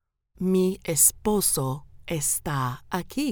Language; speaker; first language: Spanish; non-native, learner; English